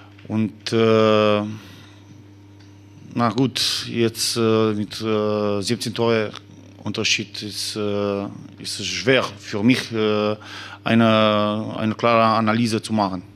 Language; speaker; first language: German; non-native, learner; Romanian